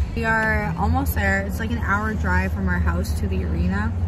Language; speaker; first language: English; native; English